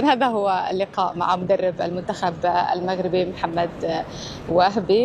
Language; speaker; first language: Arabic; native; Arabic